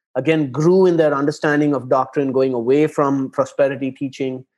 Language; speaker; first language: English; non-native, local second language; Tamil